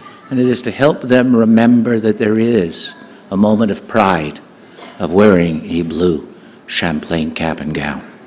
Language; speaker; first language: English; native; English